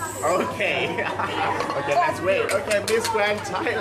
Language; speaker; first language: English; non-native, learner; Thai